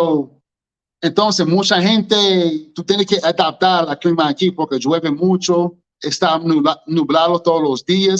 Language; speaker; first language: Spanish; non-native, learner; English